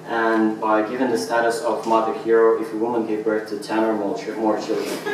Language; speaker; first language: English; non-native, fluent; Russian